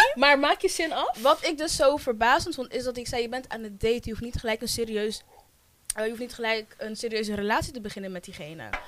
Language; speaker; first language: Dutch; early bilingual, other home language; French